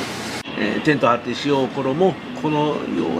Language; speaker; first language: Japanese; native; Japanese